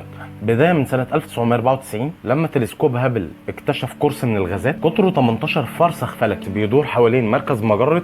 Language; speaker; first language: Arabic; native; Arabic